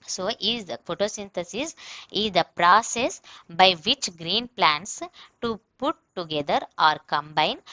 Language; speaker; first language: English; non-native, local second language; Telugu